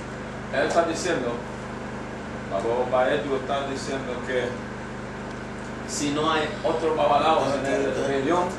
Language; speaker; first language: Spanish; non-native, learner; Yoruba